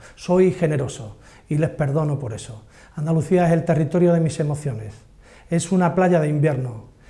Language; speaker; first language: Spanish; native; Spanish